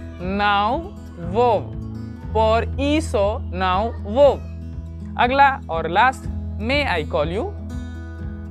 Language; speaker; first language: Portuguese; non-native, learner; Hindi